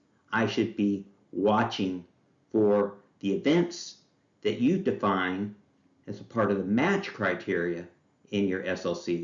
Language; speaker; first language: English; native; English